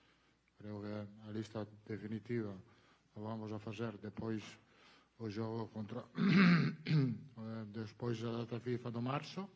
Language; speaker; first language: Portuguese; non-native, learner; Italian